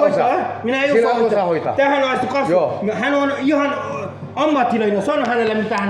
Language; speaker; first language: Finnish; non-native, learner; Turkish